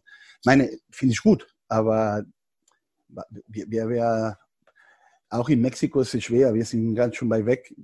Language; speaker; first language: German; non-native, fluent; Spanish